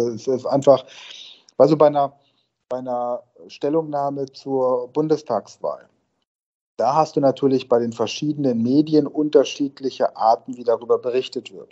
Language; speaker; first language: German; native; German